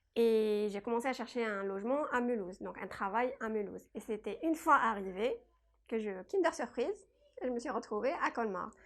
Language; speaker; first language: French; non-native, local second language; Kabyle